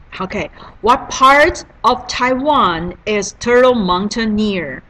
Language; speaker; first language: English; non-native, learner; Chinese